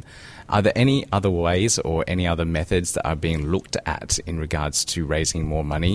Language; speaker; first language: English; native; English